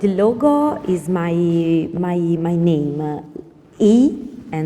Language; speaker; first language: English; non-native, learner; Italian